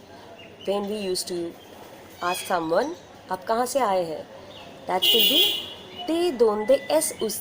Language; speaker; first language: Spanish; non-native, fluent; Bangla